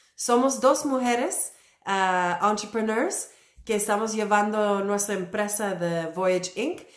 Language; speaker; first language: Spanish; non-native, learner; English